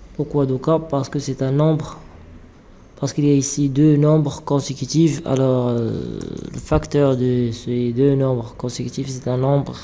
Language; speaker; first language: French; non-native, local second language; Arabic